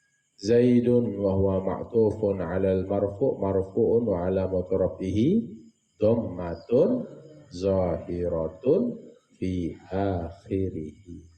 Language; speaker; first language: Arabic; non-native, fluent; Indonesian